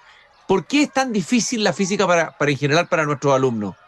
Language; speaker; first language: Spanish; native; Spanish